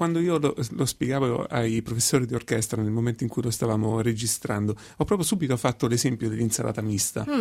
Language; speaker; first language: Italian; native; Italian